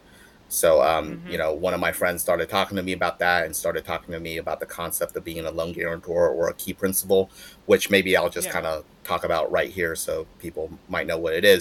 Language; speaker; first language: English; early bilingual, other home language; Chinese